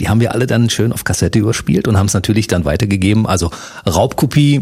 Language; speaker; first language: German; native; German